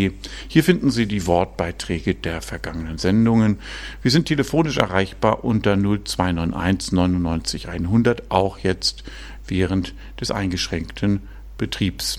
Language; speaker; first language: German; native; German